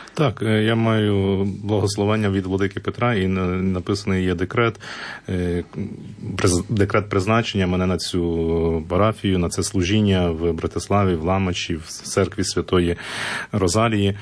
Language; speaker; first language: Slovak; non-native, learner; Ukrainian